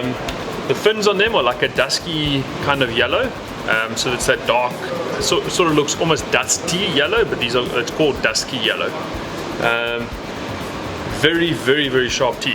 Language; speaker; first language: English; native; English